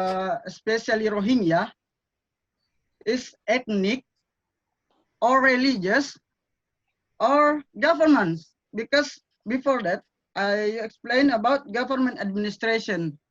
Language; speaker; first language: English; non-native, learner; Indonesian